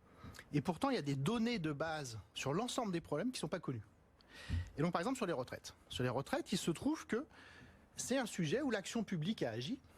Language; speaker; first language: French; native; French